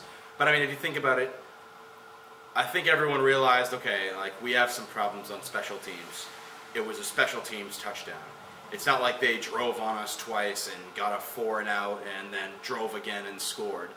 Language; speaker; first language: English; native; English